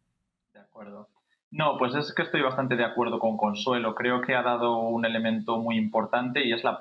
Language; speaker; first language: Spanish; native; Spanish